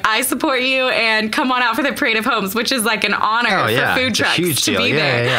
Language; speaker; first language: English; native; English